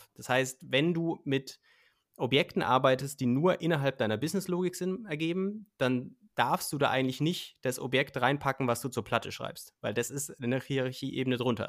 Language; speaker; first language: German; native; German